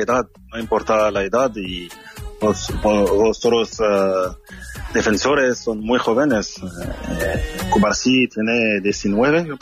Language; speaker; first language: Spanish; non-native, learner; French